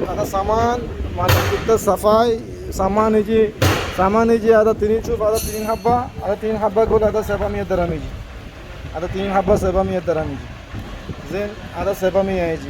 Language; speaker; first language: Arabic; non-native, learner; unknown